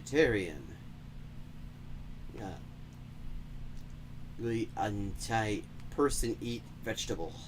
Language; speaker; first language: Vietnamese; non-native, learner; English